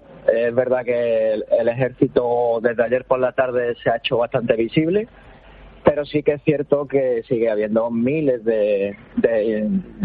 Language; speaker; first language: Spanish; native; Spanish